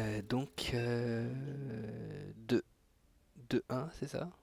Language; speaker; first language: French; native; French